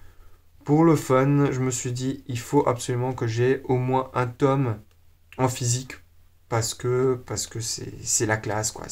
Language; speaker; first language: French; native; French